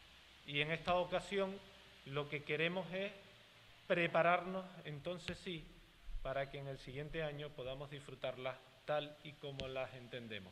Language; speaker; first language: Spanish; native; Spanish